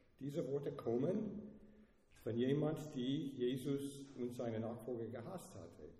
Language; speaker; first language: German; non-native, fluent; English